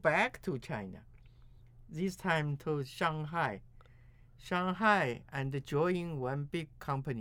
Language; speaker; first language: English; non-native, learner; Chinese